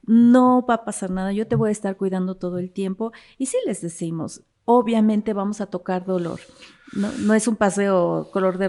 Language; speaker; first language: Spanish; native; Spanish